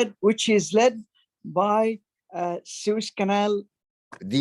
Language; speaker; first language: English; non-native, fluent; Arabic